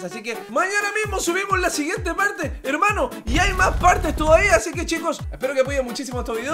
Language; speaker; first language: Spanish; native; Spanish